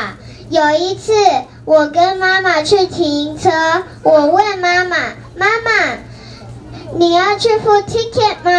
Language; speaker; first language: Chinese; early bilingual, heritage; Chinese